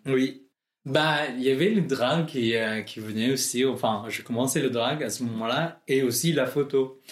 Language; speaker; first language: French; non-native, fluent; Filipino